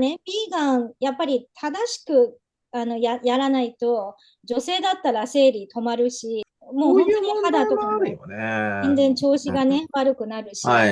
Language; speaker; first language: Japanese; native; Japanese